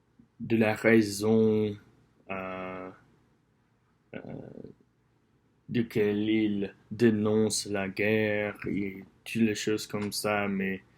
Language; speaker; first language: French; non-native, learner; English